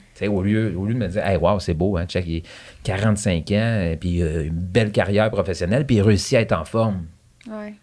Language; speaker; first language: French; native; French